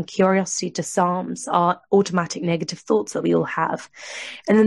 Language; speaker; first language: English; native; English